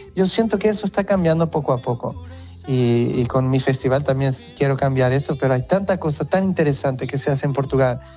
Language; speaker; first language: Spanish; non-native, fluent; Portuguese